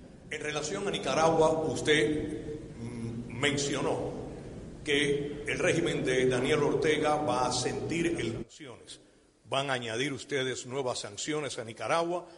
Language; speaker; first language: Spanish; early bilingual, heritage; Spanish